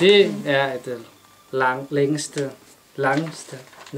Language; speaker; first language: Danish; non-native, learner; Chinese